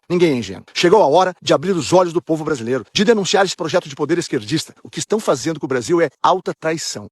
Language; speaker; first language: Portuguese; native; Portuguese